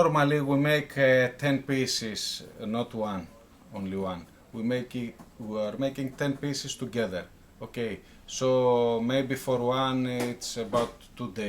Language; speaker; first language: English; non-native, fluent; Greek